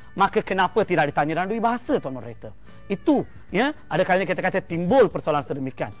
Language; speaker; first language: Malay; non-native, local second language; Tamil